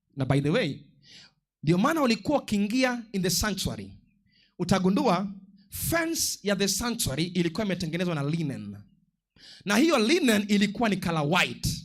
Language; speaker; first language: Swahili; non-native, local second language; Luo (Kenya and Tanzania)